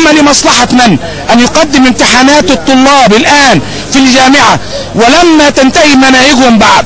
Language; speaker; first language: Arabic; native; Arabic